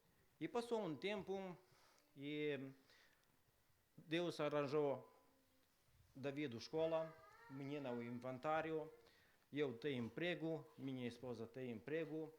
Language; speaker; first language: Portuguese; non-native, learner; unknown